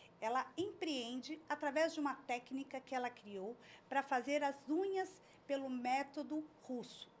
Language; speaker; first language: Portuguese; native; Portuguese